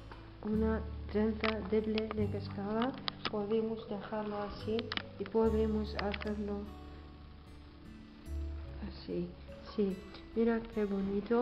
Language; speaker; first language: Spanish; non-native, learner; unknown